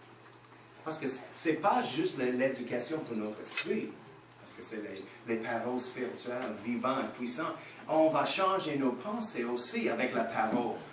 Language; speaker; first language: French; non-native, fluent; English